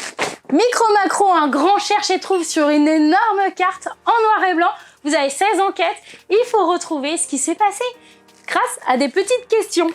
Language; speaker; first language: French; native; French